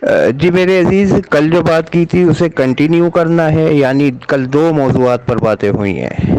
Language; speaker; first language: Urdu; native; Urdu